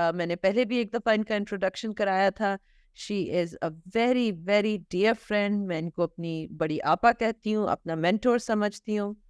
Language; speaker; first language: Urdu; early bilingual, heritage; Urdu